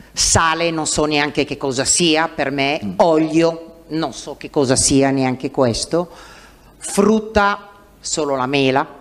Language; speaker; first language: Italian; non-native, fluent; English